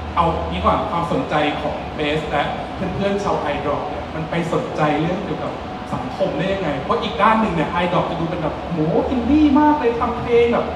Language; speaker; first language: Thai; native; Thai